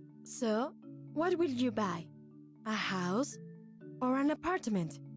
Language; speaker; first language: English; non-native, fluent; Spanish